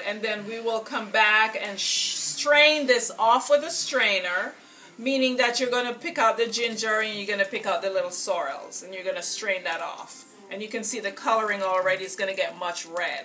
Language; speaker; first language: English; native; English